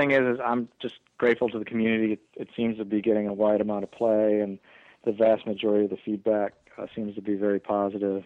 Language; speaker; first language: English; native; English